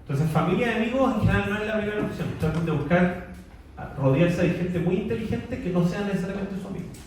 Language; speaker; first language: Spanish; native; Spanish